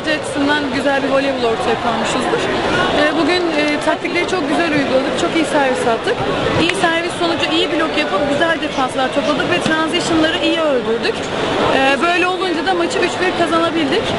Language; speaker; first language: Turkish; native; Turkish